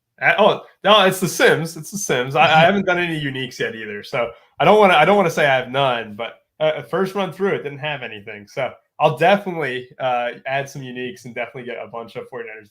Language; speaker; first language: English; native; English